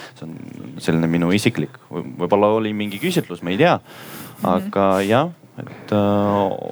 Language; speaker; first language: Estonian; non-native, local second language; Russian